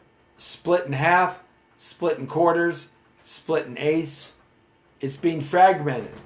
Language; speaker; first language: English; native; English